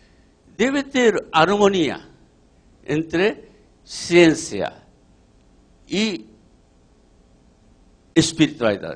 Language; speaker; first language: Portuguese; non-native, learner; Japanese